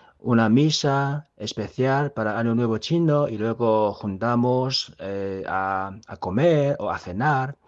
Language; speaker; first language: Spanish; non-native, fluent; Chinese